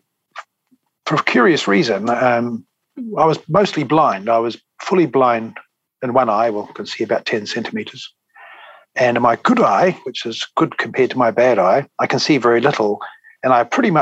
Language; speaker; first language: English; native; English